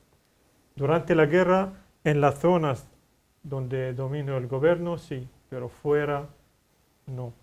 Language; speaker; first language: Spanish; non-native, fluent; Arabic